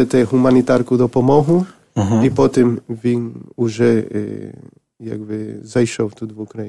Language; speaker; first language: Ukrainian; non-native, learner; Spanish